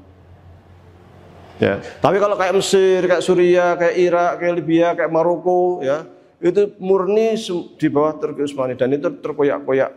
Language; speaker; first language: Indonesian; native; Indonesian